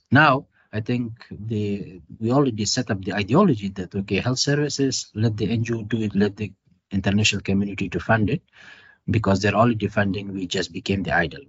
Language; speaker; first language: English; non-native, fluent; Persian